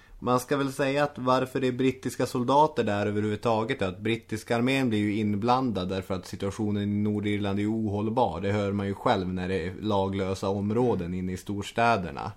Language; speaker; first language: Swedish; native; Swedish